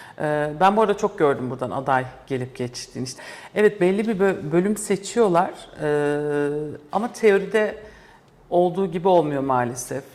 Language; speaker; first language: Turkish; early bilingual, heritage; Turkish